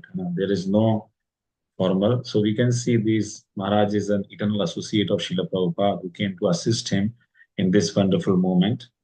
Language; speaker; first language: English; non-native, local second language; Hindi